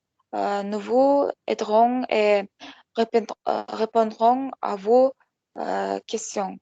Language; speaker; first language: French; non-native, learner; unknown